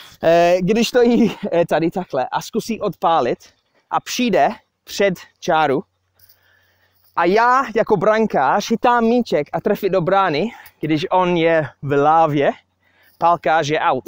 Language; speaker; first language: Czech; non-native, fluent; English